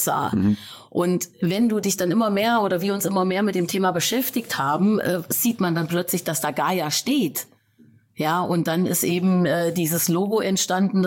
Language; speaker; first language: German; native; German